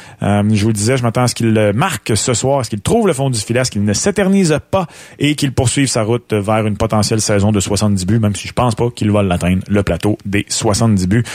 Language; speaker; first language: French; native; French